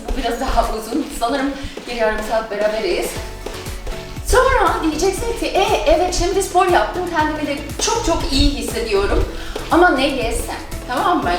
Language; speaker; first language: Turkish; non-native, fluent; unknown